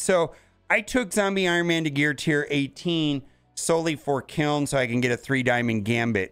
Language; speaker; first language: English; native; English